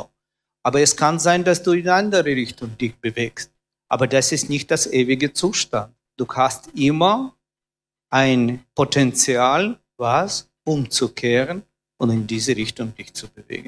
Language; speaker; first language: German; non-native, fluent; Russian